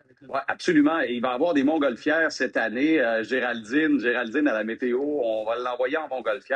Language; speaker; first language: French; native; French